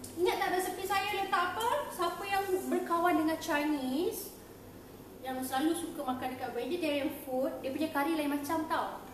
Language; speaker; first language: Malay; native; Malay